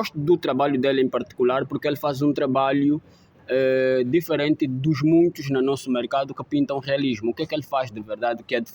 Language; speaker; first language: Portuguese; native; Portuguese